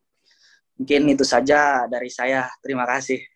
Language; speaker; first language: Indonesian; native; Indonesian